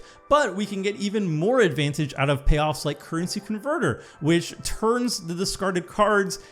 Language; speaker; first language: English; native; English